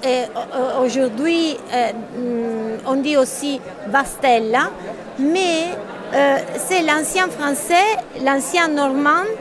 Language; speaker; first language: French; non-native, fluent; Italian